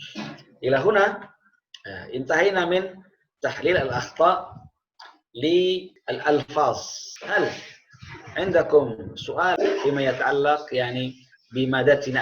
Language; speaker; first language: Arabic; non-native, fluent; Indonesian